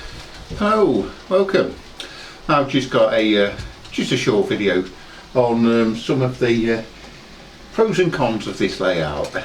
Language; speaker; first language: English; native; English